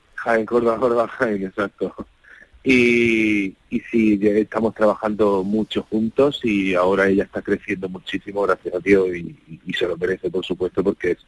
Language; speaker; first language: Spanish; native; Spanish